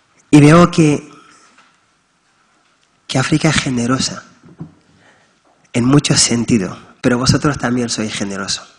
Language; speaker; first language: Spanish; non-native, fluent; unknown